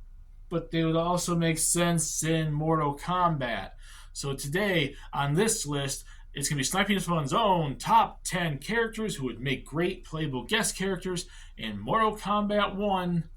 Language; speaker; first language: English; native; English